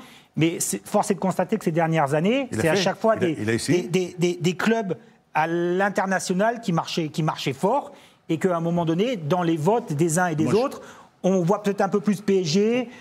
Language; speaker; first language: French; native; French